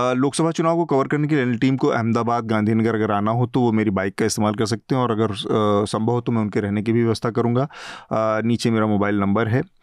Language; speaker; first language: Hindi; native; Hindi